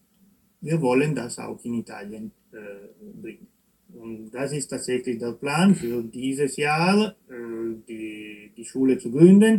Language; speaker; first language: German; non-native, fluent; Italian